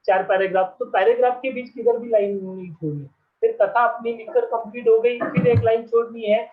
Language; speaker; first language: Hindi; non-native, local second language; Marathi